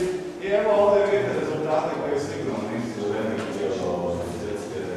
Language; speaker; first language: Croatian; native; Croatian